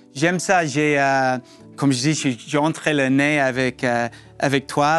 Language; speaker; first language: French; non-native, learner; English